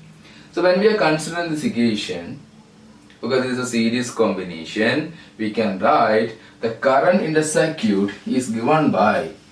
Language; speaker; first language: English; non-native, local second language; Malayalam